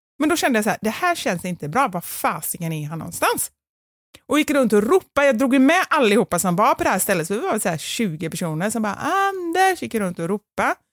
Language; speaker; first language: Swedish; native; Swedish